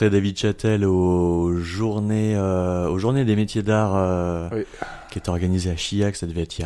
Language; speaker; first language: French; native; French